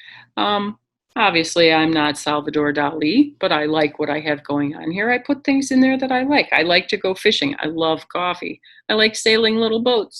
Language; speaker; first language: English; native; English